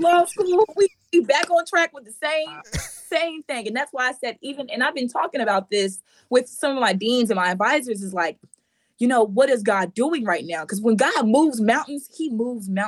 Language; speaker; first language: English; native; English